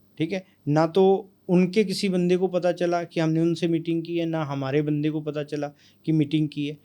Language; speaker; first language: Hindi; non-native, local second language; Punjabi